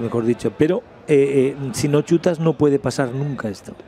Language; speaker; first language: Spanish; native; Spanish